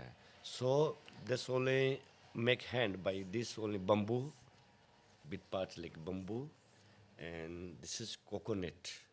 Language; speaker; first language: English; non-native, learner; Hindi